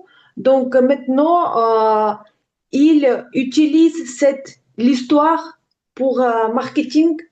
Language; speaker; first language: French; non-native, learner; Ukrainian